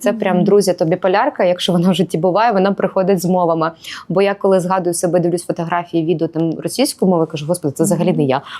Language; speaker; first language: Ukrainian; native; Ukrainian